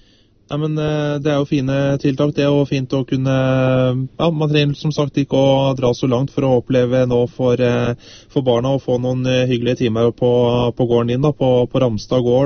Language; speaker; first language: Norwegian; native; Norwegian